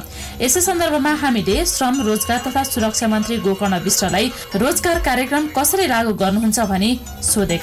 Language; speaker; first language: Nepali; native; Nepali